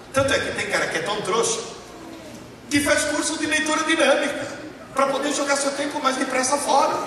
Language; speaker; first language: Portuguese; early bilingual, other home language; Italian